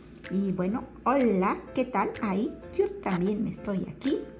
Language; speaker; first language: Spanish; native; Spanish